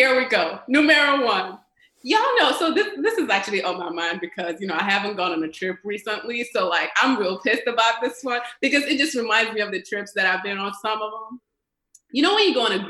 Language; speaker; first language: English; non-native, local second language; Yoruba